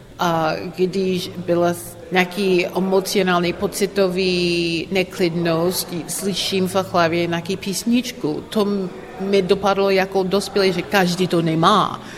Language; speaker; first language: Czech; non-native, learner; English